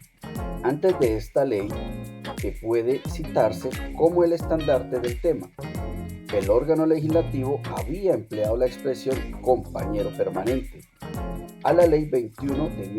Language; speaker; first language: Spanish; native; Spanish